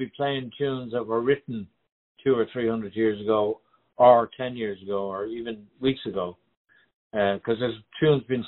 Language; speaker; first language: English; native; English